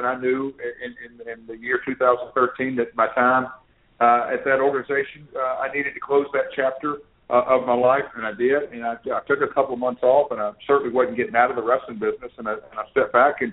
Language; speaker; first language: English; native; English